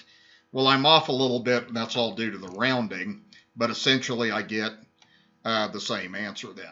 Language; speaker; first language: English; native; English